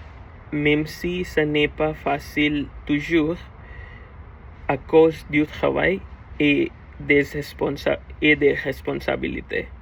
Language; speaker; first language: French; non-native, learner; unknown